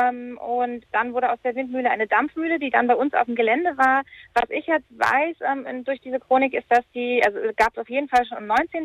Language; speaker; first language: German; native; German